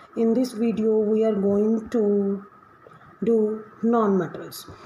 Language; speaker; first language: English; non-native, local second language; Punjabi